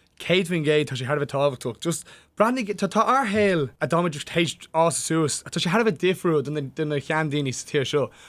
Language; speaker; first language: Irish; non-native, local second language; English